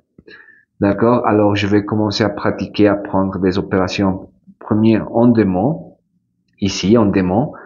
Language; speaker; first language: French; non-native, fluent; Spanish